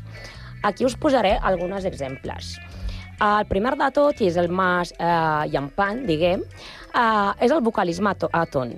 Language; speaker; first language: Catalan; non-native, learner; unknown